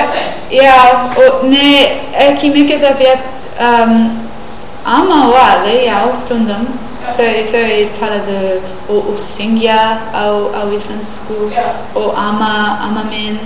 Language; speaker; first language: Icelandic; non-native, learner; English